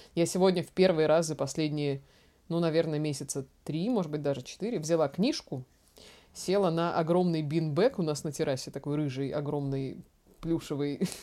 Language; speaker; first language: Russian; native; Russian